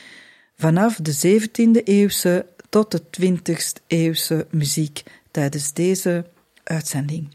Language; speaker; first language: Dutch; native; Dutch